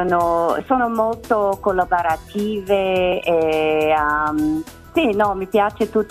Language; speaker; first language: Italian; non-native, learner; English